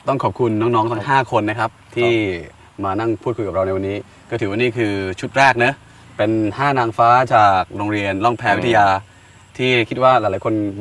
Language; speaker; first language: Thai; native; Thai